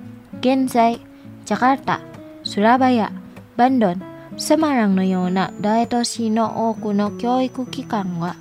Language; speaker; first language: Japanese; non-native, fluent; Indonesian